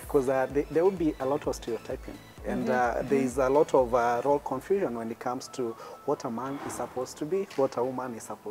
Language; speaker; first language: English; non-native, local second language; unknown